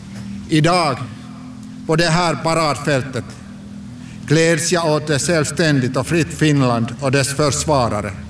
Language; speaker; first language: Swedish; non-native, local second language; Finnish